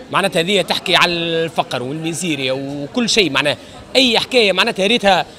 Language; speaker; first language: Arabic; native; Arabic